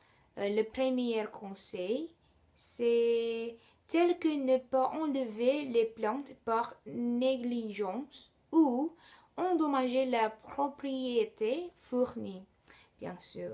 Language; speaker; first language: French; non-native, learner; Indonesian